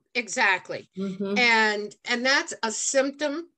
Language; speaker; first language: English; native; English